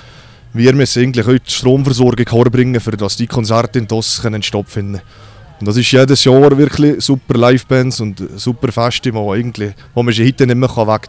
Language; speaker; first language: German; native; German